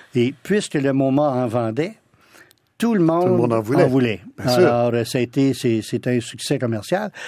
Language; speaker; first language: French; native; French